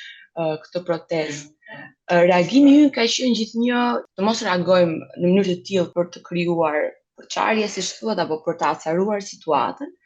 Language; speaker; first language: Albanian; native; Albanian